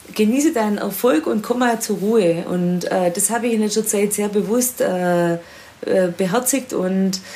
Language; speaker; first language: German; native; German